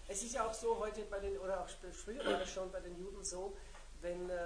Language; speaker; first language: German; native; German